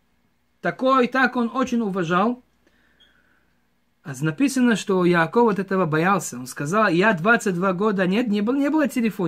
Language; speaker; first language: Russian; early bilingual, heritage; Hebrew